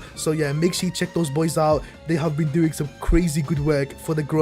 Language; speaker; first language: English; native; English